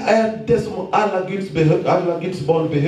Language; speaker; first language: Swedish; non-native, fluent; Lingala